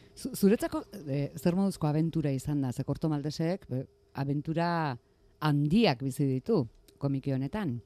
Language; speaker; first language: Basque; native; Basque